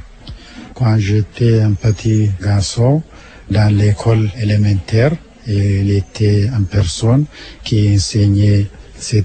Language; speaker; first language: French; non-native, learner; Amharic